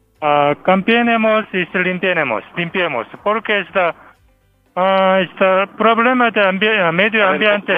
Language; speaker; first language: Spanish; non-native, learner; Korean